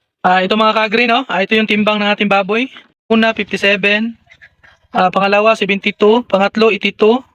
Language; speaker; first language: Filipino; non-native, local second language; Cebuano